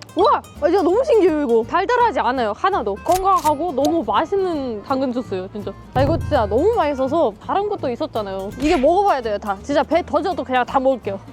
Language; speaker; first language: Korean; non-native, fluent; German